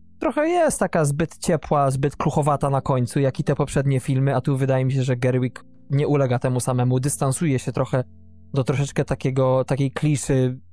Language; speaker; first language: Polish; native; Polish